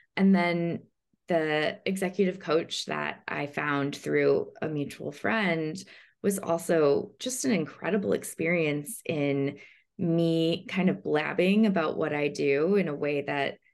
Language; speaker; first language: English; native; English